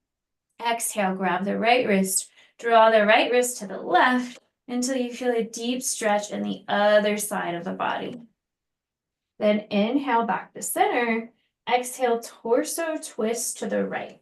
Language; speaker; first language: English; native; English